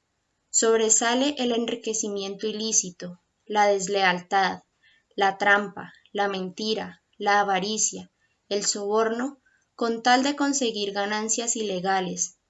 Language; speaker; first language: Spanish; native; Spanish